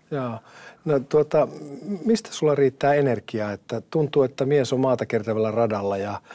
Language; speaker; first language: Finnish; native; Finnish